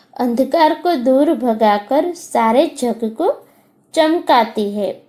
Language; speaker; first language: Hindi; non-native, local second language; Gujarati